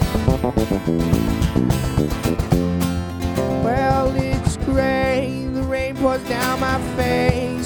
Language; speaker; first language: English; native; English